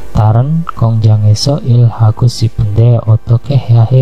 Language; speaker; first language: Korean; non-native, learner; Indonesian